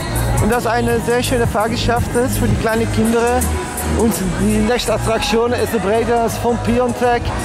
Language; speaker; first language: German; non-native, learner; Dutch